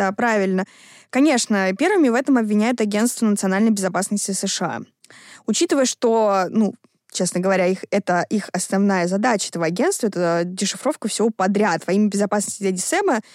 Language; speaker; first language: Russian; native; Russian